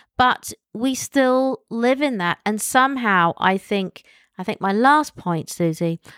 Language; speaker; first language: English; native; English